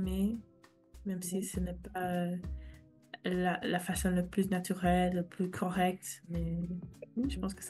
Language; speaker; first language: French; non-native, fluent; English